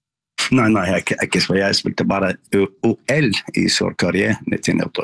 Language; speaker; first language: Norwegian; non-native, fluent; Arabic